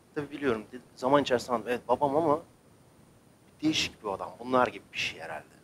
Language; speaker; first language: Turkish; native; Turkish